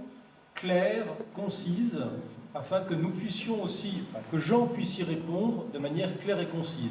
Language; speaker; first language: French; native; French